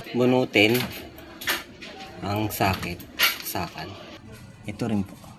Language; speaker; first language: Filipino; native; Filipino